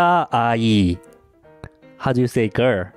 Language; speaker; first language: English; non-native, fluent; Korean